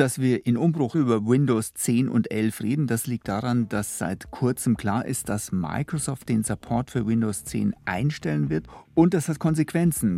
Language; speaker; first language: German; native; German